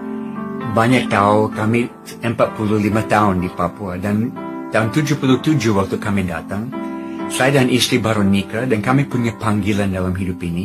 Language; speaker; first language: Indonesian; non-native, fluent; English